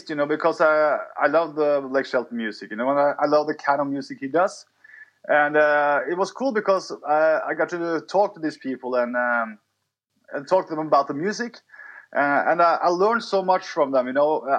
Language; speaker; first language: English; non-native, fluent; Norwegian